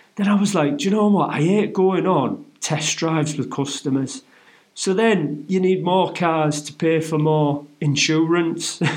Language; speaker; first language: English; native; English